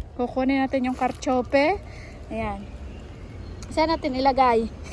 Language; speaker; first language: Filipino; native; Filipino